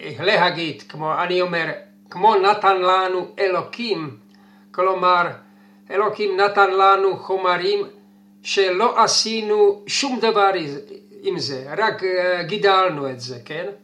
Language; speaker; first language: Hebrew; non-native, fluent; Czech